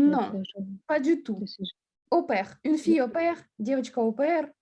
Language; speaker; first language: French; non-native, fluent; Russian